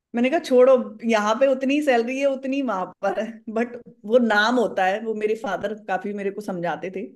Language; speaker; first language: Hindi; native; Hindi